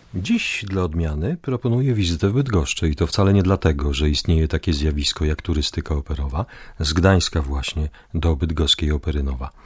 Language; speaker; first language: Polish; native; Polish